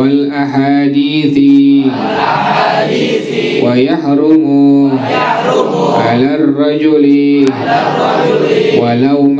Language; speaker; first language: Arabic; non-native, fluent; Indonesian